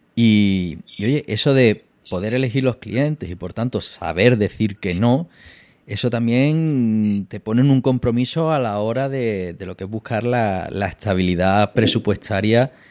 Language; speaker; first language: Spanish; native; Spanish